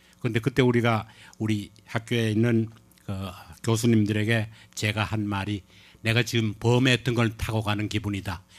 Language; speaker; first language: Korean; native; Korean